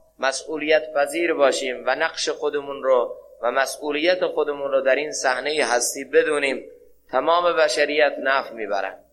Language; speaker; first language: Persian; non-native, local second language; Central Kurdish